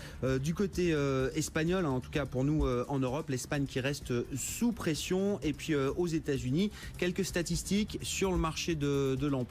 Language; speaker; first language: French; native; French